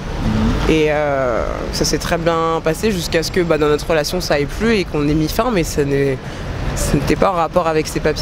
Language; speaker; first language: French; native; French